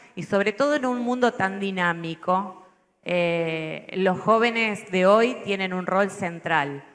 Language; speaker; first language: Spanish; native; Spanish